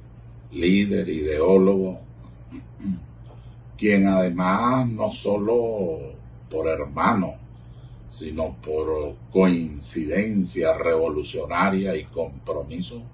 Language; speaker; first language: Spanish; native; Spanish